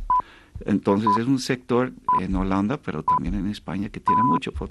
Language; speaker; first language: Spanish; non-native, fluent; Dutch